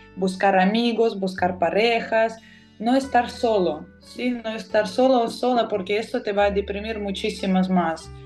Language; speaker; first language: Spanish; non-native, fluent; Russian